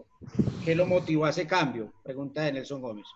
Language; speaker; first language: Spanish; native; Spanish